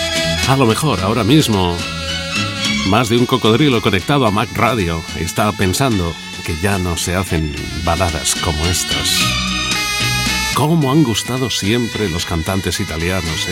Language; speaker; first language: Spanish; native; Spanish